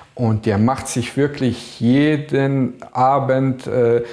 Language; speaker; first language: German; early bilingual, other home language; Bosnian